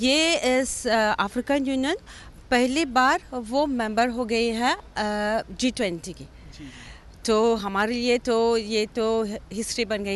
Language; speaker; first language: Hindi; non-native, fluent; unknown